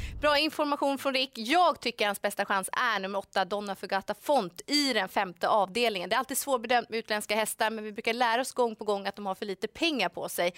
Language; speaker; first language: Swedish; native; Swedish